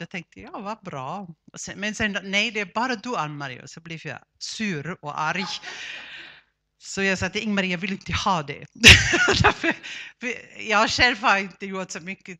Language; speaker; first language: Swedish; non-native, fluent; German